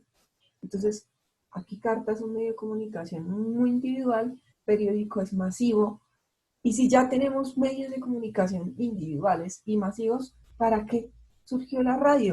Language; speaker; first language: Spanish; native; Spanish